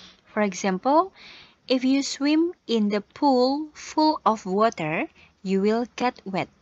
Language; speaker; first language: English; non-native, fluent; Indonesian